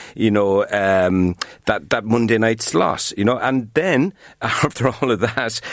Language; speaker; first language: English; native; English